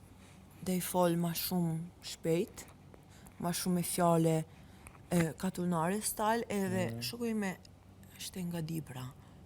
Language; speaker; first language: Albanian; non-native, learner; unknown